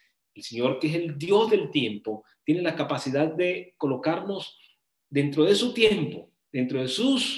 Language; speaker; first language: Spanish; native; Spanish